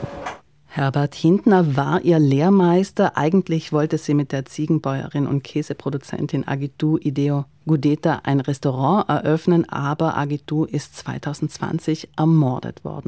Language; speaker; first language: German; native; German